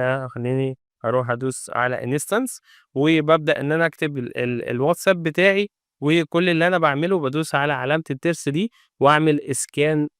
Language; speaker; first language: Arabic; native; Arabic